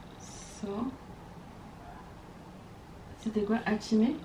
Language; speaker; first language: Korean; non-native, learner; French